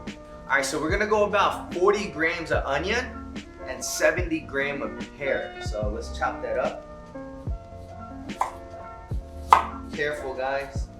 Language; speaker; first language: English; native; English